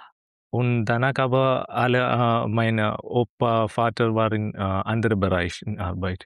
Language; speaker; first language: German; non-native, learner; Malayalam